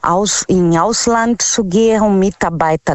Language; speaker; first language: German; non-native, learner; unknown